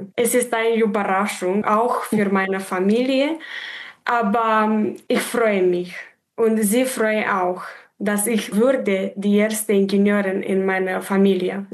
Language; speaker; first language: German; non-native, fluent; Romanian